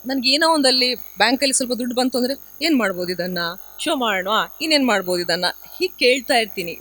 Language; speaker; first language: Kannada; non-native, local second language; Tulu